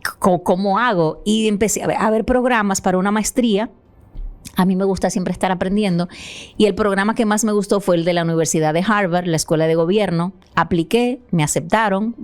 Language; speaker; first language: Spanish; native; Spanish